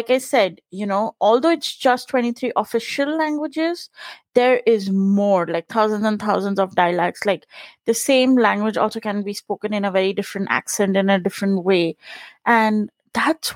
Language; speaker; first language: English; non-native, local second language; Punjabi